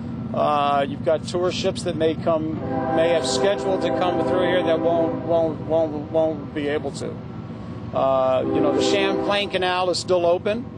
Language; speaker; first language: English; native; English